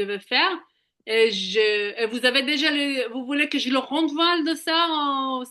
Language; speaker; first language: French; native; French